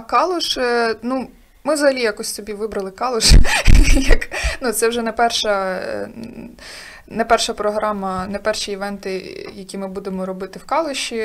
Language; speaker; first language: Ukrainian; native; Ukrainian